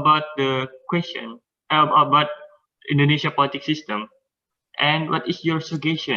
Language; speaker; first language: English; non-native, learner; Indonesian